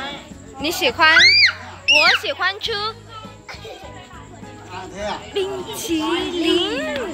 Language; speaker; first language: Chinese; non-native, fluent; Vietnamese